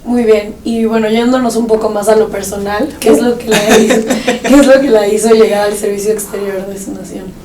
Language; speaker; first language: Spanish; native; Spanish